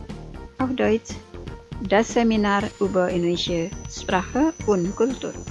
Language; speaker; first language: German; non-native, fluent; Indonesian